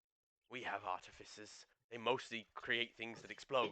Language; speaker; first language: English; native; English